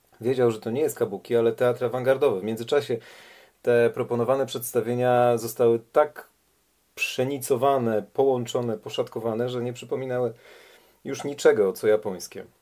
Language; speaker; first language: Polish; native; Polish